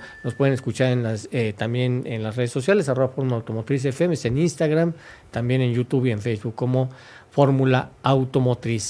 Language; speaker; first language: Spanish; native; Spanish